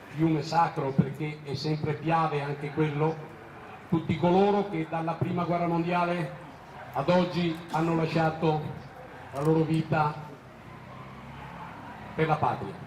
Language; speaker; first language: Italian; native; Italian